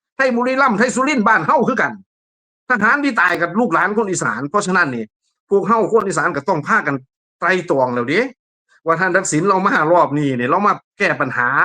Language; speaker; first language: Thai; native; Thai